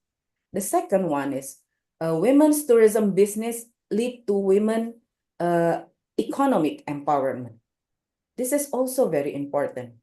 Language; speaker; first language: English; non-native, local second language; Indonesian